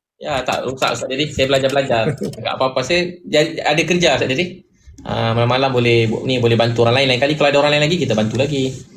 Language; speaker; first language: Malay; native; Malay